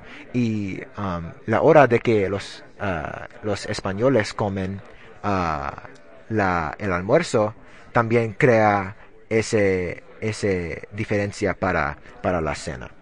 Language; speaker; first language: Spanish; non-native, learner; English